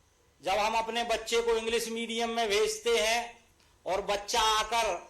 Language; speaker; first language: Hindi; native; Hindi